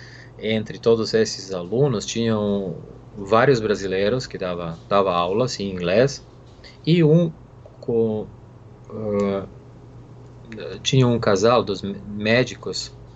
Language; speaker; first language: Portuguese; non-native, fluent; Serbian